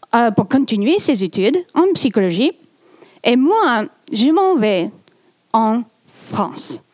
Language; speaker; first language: French; non-native, fluent; English